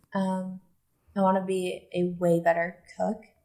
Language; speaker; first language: English; native; English